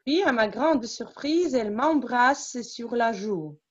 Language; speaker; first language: French; non-native, fluent; Russian